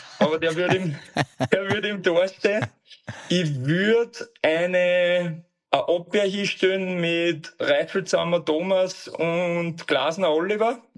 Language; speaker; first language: German; native; German